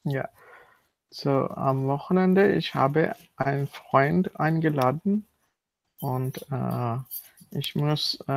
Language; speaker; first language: German; non-native, learner; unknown